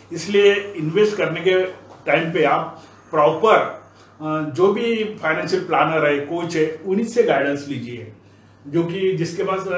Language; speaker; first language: Hindi; non-native, local second language; Marathi